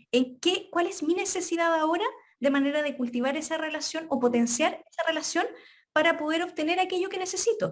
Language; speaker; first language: Spanish; native; Spanish